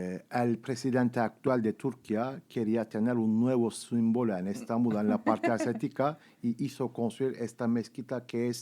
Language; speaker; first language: Spanish; non-native, fluent; Turkish